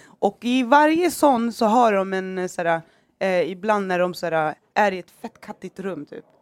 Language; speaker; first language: Swedish; early bilingual, other home language; Somali